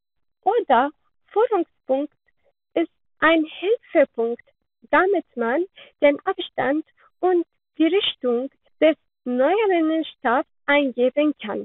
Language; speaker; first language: German; non-native, learner; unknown